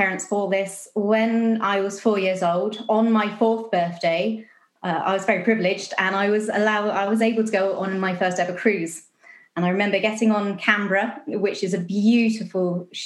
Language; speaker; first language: English; native; English